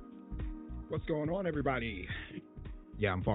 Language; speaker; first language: English; native; English